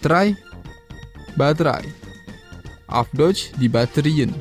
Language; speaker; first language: German; non-native, fluent; Indonesian